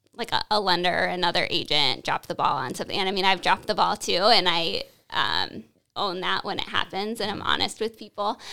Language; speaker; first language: English; native; English